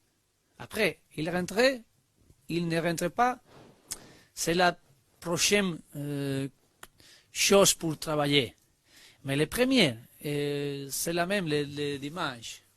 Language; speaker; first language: French; non-native, learner; Spanish